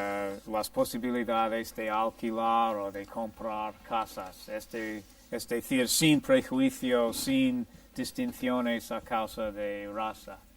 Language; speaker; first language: Spanish; non-native, fluent; English